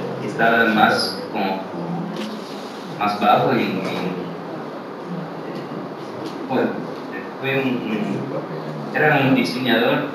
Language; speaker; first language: Spanish; early bilingual, heritage; English